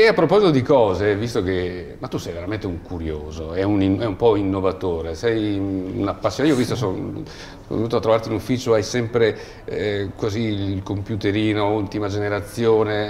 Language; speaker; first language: Italian; native; Italian